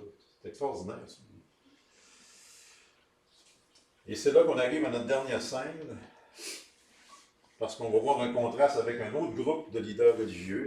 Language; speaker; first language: French; native; French